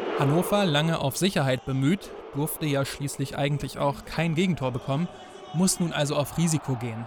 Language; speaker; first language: German; native; German